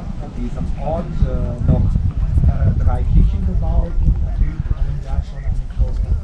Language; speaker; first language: German; non-native, fluent; Armenian